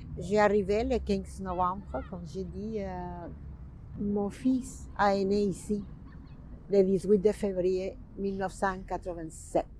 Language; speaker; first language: French; non-native, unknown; Spanish